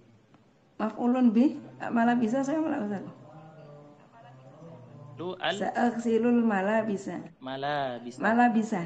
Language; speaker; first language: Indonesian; native; Indonesian